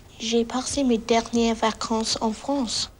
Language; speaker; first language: French; non-native, learner; English